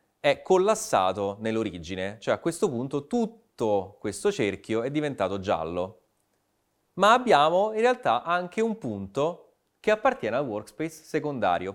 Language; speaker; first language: Italian; native; Italian